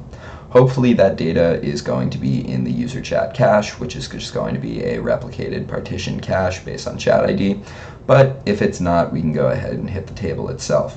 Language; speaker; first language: English; native; English